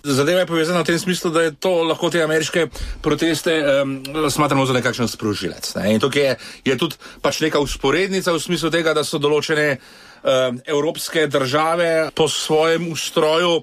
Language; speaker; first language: Slovenian; native; Slovenian